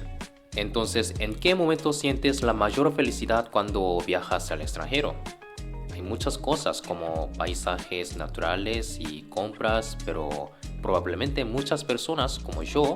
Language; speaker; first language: Spanish; non-native, fluent; Korean